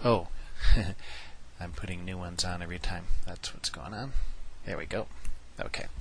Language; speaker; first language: English; native; English